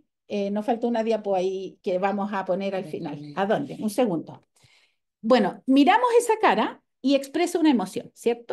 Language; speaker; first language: Spanish; native; Spanish